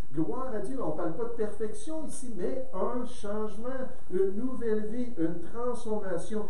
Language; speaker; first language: French; native; French